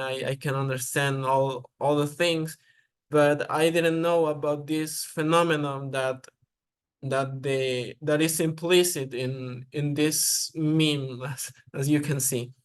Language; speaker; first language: English; non-native, learner; Spanish